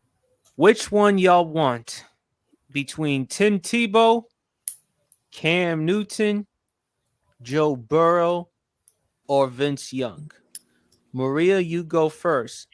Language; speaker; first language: English; native; English